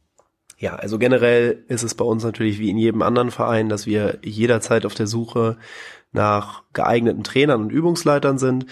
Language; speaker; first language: German; native; German